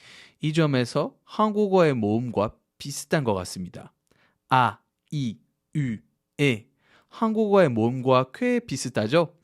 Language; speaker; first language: Korean; non-native, fluent; French